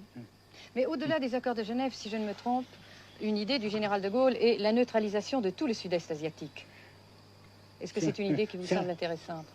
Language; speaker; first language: French; native; French